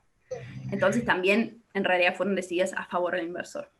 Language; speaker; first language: Spanish; native; Spanish